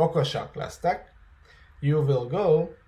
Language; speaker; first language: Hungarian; non-native, fluent; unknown